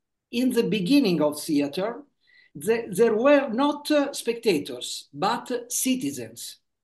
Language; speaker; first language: English; non-native, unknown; Italian